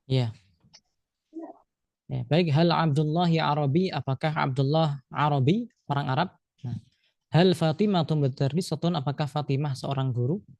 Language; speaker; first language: Indonesian; native; Indonesian